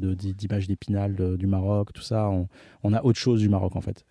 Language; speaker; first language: French; native; French